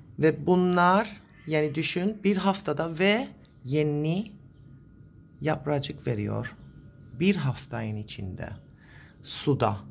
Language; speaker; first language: Turkish; native; Turkish